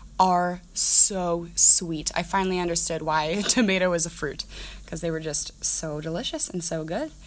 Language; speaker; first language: English; native; English